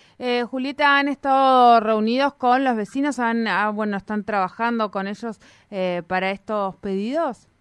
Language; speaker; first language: Spanish; native; Spanish